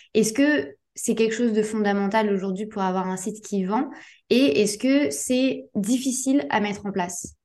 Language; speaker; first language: French; native; French